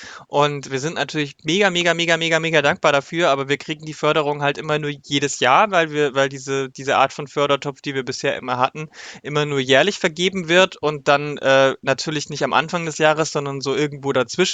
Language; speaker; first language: German; native; German